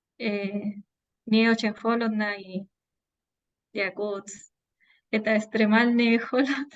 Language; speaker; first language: Russian; non-native, learner; Spanish